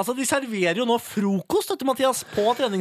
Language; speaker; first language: Norwegian; native; Norwegian